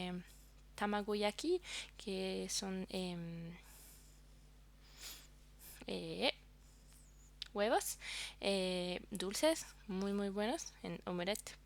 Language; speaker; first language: Spanish; non-native, fluent; French